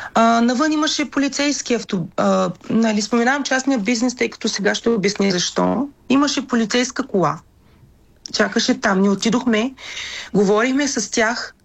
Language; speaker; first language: Bulgarian; native; Bulgarian